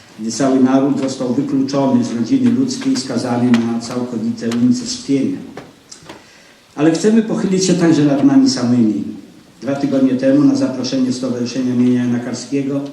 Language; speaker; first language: Polish; native; Polish